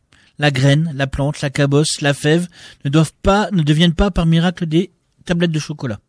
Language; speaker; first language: French; native; French